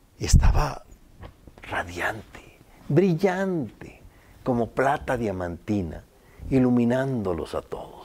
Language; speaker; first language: Spanish; native; Spanish